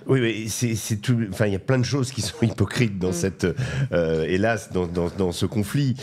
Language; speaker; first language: French; native; French